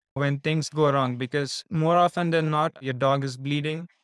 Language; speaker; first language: English; non-native, local second language; Telugu